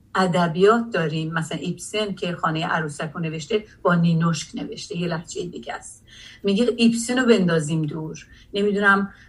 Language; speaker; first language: Persian; non-native, local second language; Azerbaijani